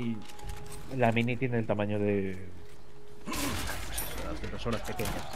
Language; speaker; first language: Spanish; native; Spanish